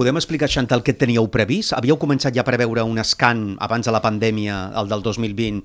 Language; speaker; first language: Catalan; native; Catalan